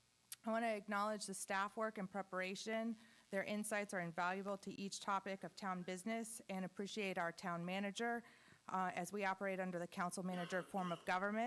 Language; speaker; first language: English; native; English